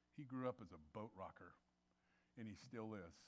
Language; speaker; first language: English; native; English